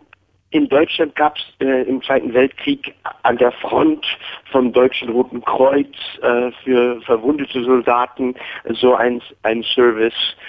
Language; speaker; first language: German; non-native, fluent; English